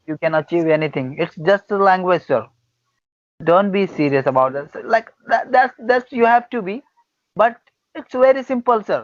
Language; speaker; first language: English; non-native, fluent; Gujarati